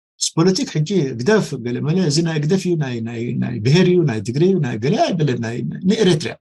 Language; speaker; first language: Tigrinya; non-native, local second language; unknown